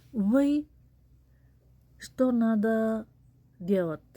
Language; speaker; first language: Russian; non-native, learner; Bulgarian